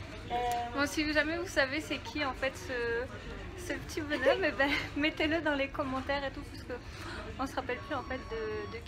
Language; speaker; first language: French; native; French